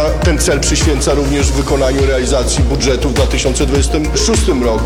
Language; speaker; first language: Polish; native; Polish